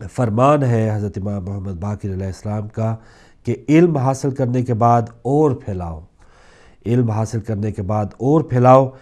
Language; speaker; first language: Urdu; native; Urdu